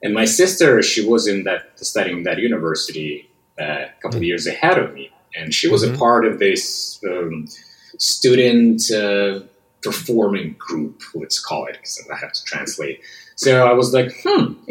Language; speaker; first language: English; non-native, fluent; Russian